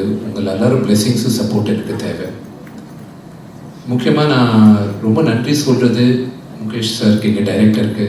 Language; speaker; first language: Tamil; non-native, local second language; Telugu